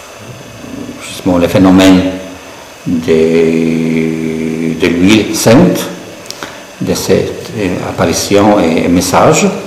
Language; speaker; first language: French; non-native, fluent; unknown